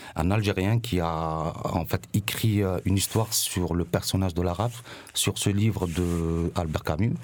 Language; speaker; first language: French; non-native, local second language; Arabic